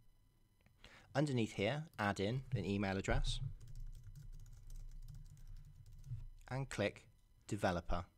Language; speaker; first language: English; native; English